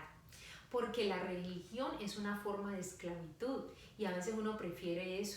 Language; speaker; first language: Spanish; native; Spanish